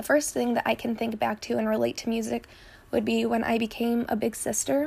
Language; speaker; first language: English; native; English